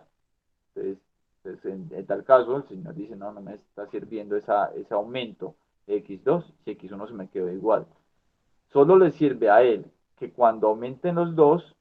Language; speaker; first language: Spanish; native; Spanish